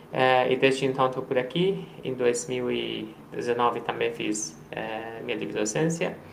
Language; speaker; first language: Portuguese; non-native, fluent; Persian